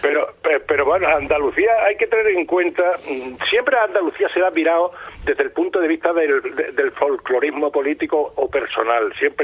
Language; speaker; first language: Spanish; native; Spanish